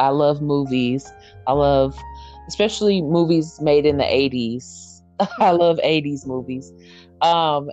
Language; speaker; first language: English; native; English